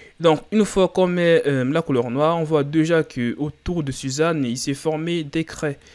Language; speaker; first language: French; native; French